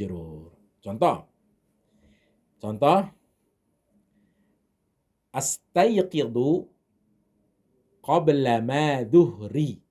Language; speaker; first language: Arabic; non-native, fluent; Indonesian